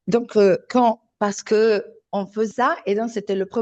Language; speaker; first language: French; non-native, fluent; Italian